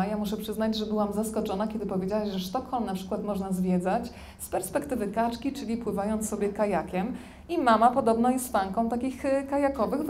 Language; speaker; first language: Polish; native; Polish